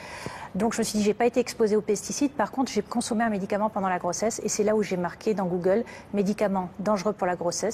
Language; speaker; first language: French; native; French